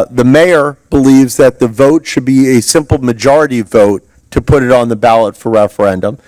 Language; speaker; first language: English; native; English